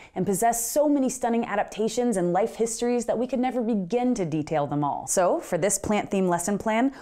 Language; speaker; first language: English; native; English